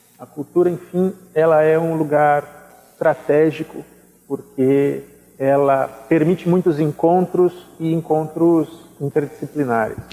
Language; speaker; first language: Portuguese; native; Portuguese